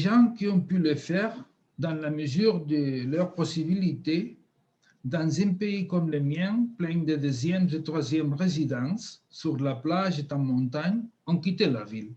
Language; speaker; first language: French; non-native, fluent; Spanish